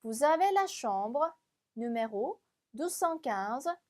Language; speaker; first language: French; non-native, fluent; Korean